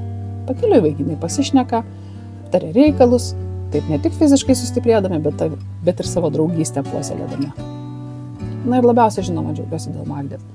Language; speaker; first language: Lithuanian; native; Lithuanian